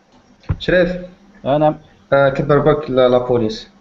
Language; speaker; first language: French; non-native, local second language; Arabic